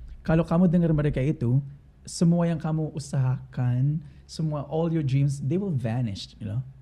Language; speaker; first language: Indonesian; non-native, fluent; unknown